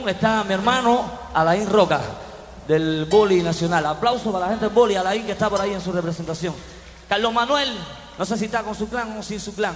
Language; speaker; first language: Spanish; native; Spanish